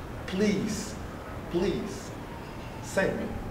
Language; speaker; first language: English; non-native, fluent; Portuguese